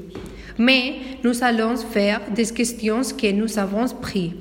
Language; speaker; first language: French; non-native, learner; Spanish